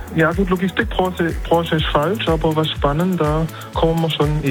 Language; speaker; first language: German; native; German